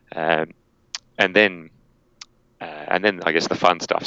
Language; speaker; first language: English; native; English